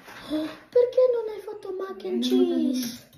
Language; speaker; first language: Italian; early bilingual, other home language; Filipino